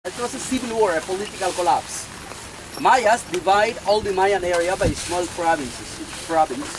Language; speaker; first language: English; non-native, fluent; Spanish